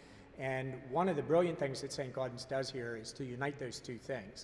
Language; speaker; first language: English; native; English